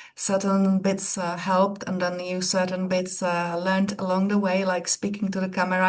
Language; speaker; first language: English; non-native, fluent; Czech